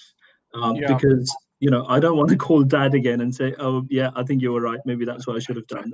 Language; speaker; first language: English; non-native, local second language; Urdu